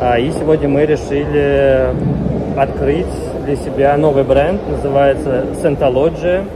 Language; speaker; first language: Russian; native; Russian